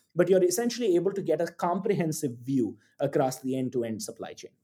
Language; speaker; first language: English; non-native, local second language; Tamil